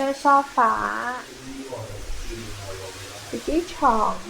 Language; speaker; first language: Chinese; native; Chinese